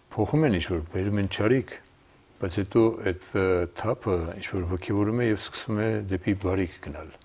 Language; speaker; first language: Armenian; native; Armenian